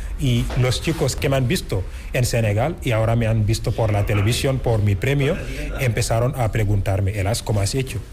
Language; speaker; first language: Spanish; non-native, fluent; Wolof